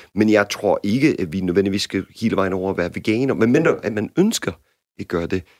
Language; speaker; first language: Danish; non-native, fluent; English